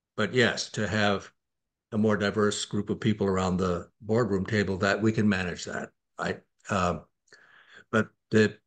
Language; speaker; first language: English; native; English